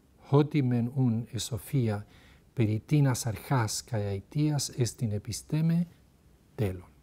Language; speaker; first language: Greek; non-native, fluent; Spanish